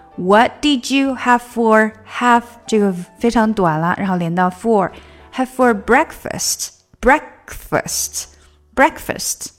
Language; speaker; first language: English; non-native, fluent; Chinese